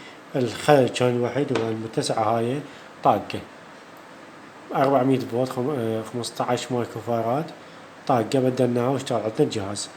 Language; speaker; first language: Arabic; native; Arabic